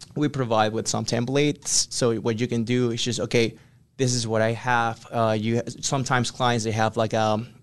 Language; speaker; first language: English; non-native, fluent; Spanish